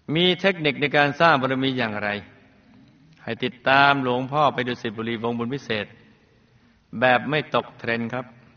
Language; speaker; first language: Thai; native; Thai